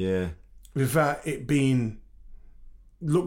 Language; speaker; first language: English; native; English